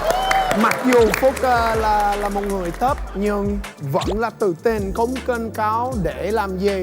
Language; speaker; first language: Vietnamese; non-native, learner; English